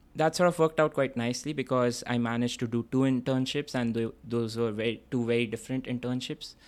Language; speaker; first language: English; non-native, local second language; Bangla